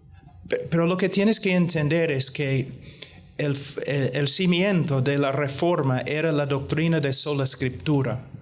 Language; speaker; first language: Spanish; non-native, fluent; English